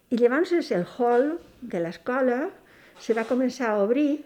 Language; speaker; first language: Catalan; native; Catalan